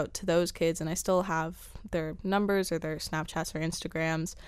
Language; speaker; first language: English; early bilingual, other home language; Spanish